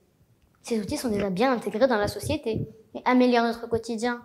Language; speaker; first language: French; non-native, local second language; Arabic